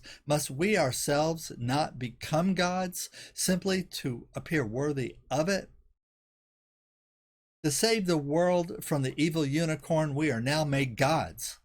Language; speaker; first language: English; native; English